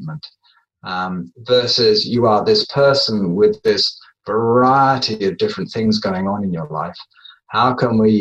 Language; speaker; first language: English; native; English